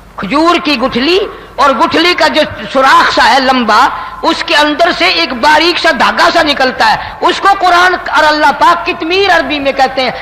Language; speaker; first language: Urdu; non-native, local second language; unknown